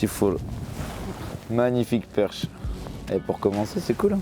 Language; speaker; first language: French; native; French